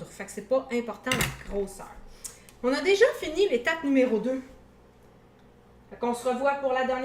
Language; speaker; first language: French; native; French